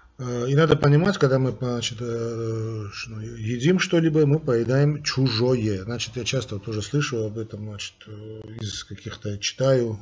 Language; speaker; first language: Russian; non-native, local second language; Armenian